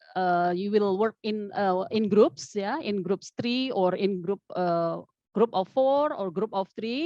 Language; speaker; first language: English; non-native, fluent; Indonesian